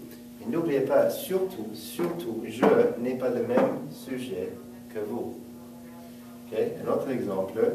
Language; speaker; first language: French; non-native, fluent; English